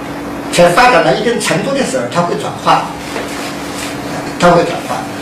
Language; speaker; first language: Chinese; native; Chinese